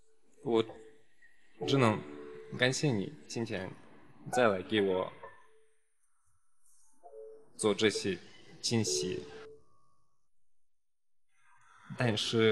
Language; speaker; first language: Chinese; non-native, fluent; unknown